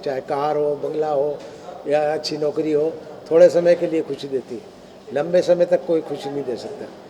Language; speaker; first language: Hindi; non-native, local second language; Sindhi